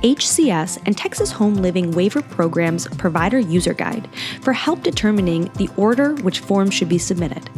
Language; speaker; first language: English; native; English